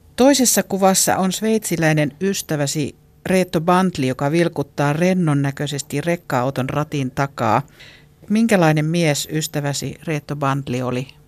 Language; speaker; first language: Finnish; native; Finnish